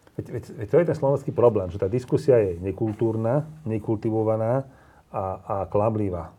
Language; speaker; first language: Slovak; native; Slovak